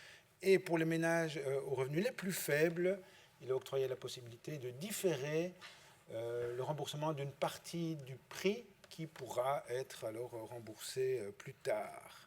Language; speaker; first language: French; native; French